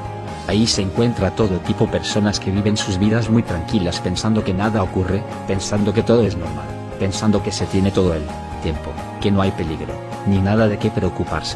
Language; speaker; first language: Spanish; native; Spanish